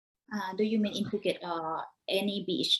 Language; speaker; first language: English; non-native, learner; Thai